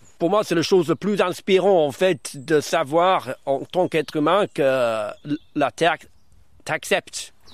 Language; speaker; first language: French; non-native, fluent; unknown